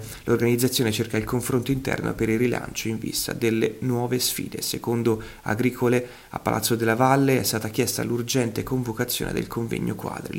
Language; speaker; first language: Italian; native; Italian